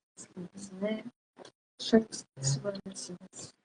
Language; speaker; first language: Japanese; non-native, learner; Indonesian